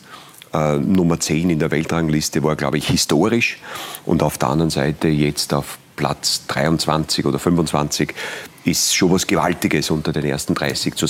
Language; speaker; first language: German; native; German